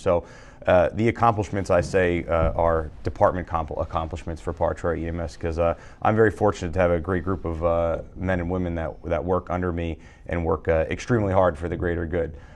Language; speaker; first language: English; native; English